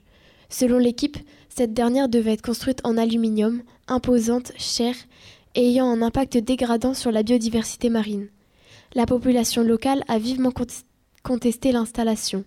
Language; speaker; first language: French; native; French